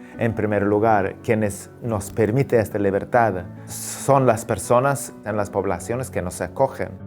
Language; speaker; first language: Spanish; non-native, fluent; English